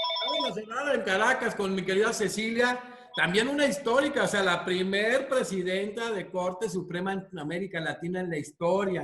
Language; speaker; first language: Spanish; native; Spanish